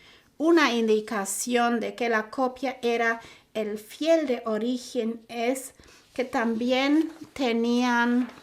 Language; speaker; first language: Spanish; non-native, fluent; German